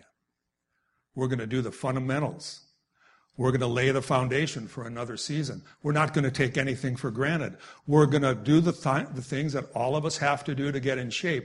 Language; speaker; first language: English; native; English